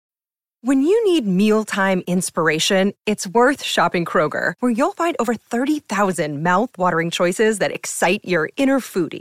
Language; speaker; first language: English; native; English